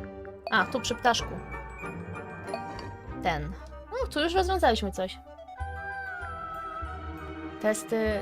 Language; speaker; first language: Polish; native; Polish